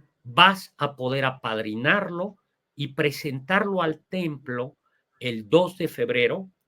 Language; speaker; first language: Spanish; native; Spanish